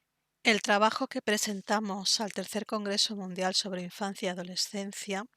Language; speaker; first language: Spanish; native; Spanish